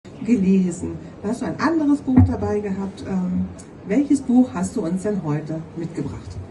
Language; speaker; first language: German; native; German